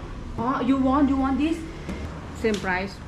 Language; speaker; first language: English; non-native, learner; Thai